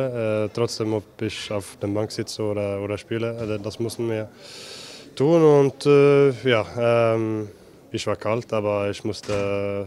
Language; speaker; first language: German; non-native, fluent; Norwegian